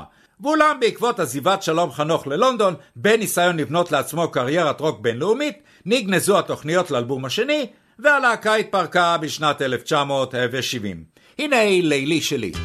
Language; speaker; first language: Hebrew; native; Hebrew